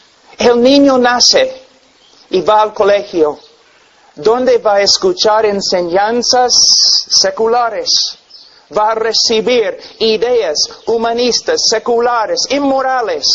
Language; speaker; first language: Spanish; non-native, fluent; English